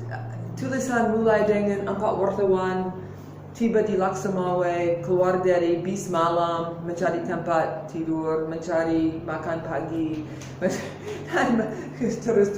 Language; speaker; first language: Indonesian; non-native, fluent; English